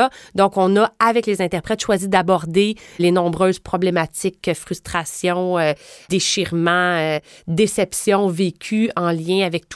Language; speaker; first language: French; native; French